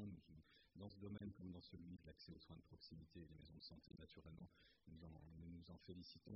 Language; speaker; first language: French; native; French